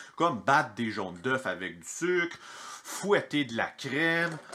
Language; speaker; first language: French; native; French